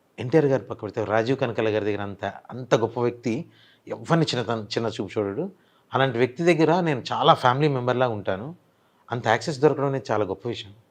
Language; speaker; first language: Telugu; native; Telugu